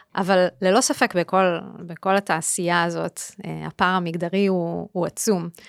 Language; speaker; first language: Hebrew; native; Hebrew